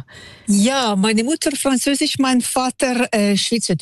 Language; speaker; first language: German; non-native, local second language; French